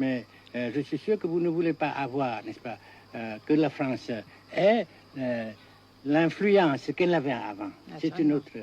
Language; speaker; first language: French; non-native, local second language; Vietnamese